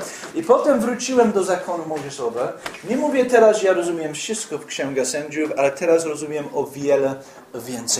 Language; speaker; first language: Polish; non-native, fluent; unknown